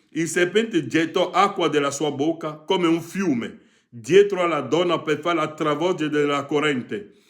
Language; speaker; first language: Italian; non-native, fluent; French